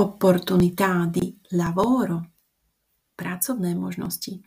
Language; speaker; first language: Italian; non-native, fluent; Slovak